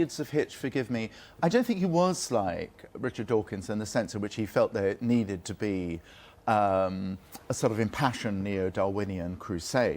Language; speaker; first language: English; native; English